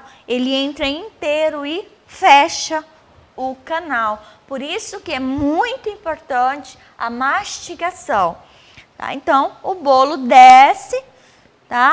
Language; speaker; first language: Portuguese; native; Portuguese